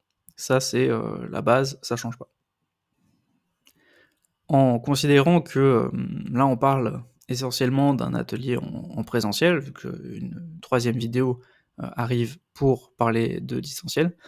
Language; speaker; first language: French; native; French